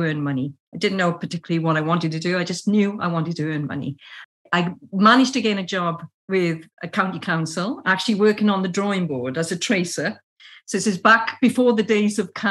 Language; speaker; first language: English; native; English